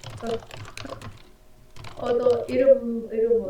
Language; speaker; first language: Korean; non-native, learner; Vietnamese